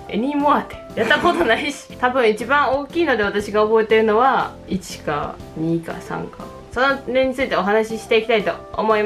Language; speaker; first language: Japanese; native; Japanese